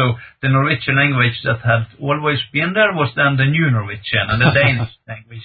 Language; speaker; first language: English; non-native, fluent; Norwegian